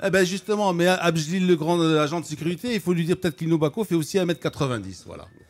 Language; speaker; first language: French; non-native, local second language; Arabic